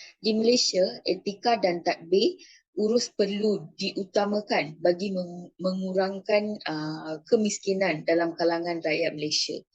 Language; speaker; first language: Malay; non-native, local second language; Tamil